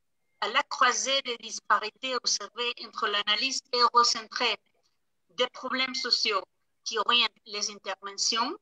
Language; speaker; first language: French; non-native, fluent; Spanish